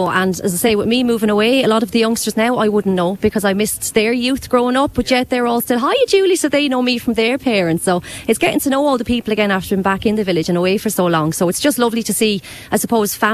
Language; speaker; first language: English; native; English